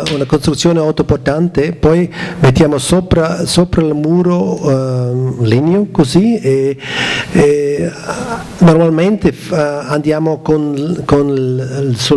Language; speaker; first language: Italian; non-native, learner; German